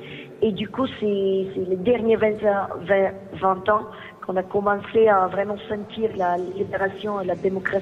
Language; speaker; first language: French; non-native, fluent; Greek